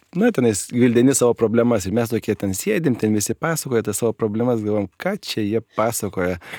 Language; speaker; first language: Lithuanian; native; Lithuanian